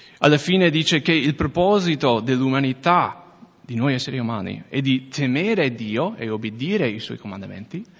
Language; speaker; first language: Italian; non-native, fluent; English